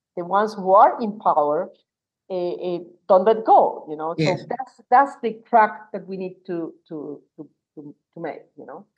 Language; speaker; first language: English; non-native, fluent; Spanish